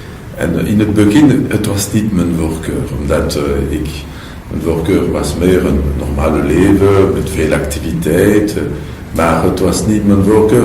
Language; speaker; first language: Dutch; non-native, local second language; French